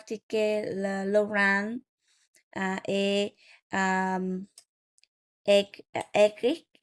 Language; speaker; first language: French; non-native, learner; Vietnamese